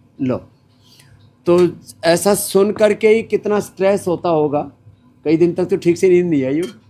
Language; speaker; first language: Hindi; native; Hindi